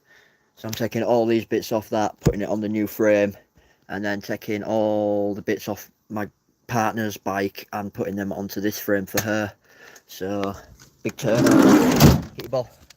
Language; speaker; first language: English; native; English